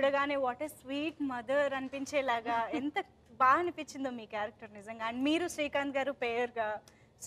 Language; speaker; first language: Telugu; native; Telugu